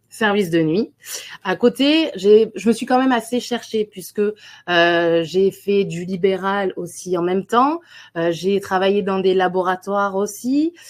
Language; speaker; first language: French; native; French